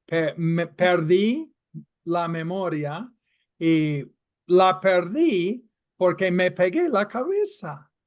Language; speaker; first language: Spanish; non-native, fluent; English